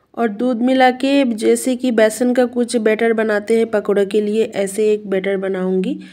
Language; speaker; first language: Hindi; non-native, local second language; Bangla